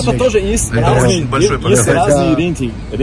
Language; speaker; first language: Russian; non-native, fluent; Portuguese